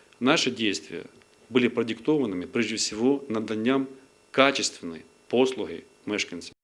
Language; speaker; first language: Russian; non-native, local second language; Ukrainian